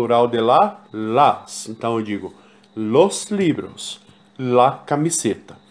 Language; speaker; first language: Spanish; non-native, fluent; Portuguese